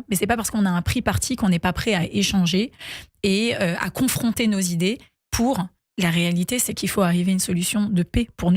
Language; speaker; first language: French; native; French